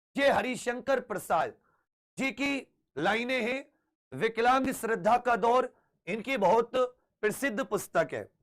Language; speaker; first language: Hindi; native; Hindi